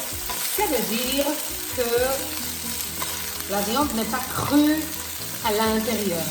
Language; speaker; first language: French; non-native, fluent; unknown